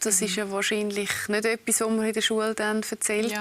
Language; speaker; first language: German; native; German